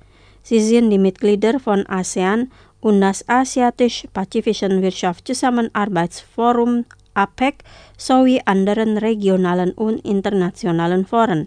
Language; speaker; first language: German; non-native, fluent; Indonesian